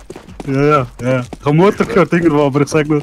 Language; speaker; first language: German; native; German